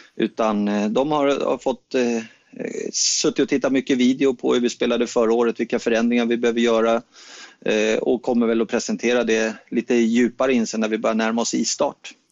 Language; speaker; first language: Swedish; native; Swedish